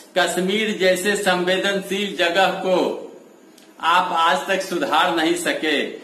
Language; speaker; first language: Hindi; native; Hindi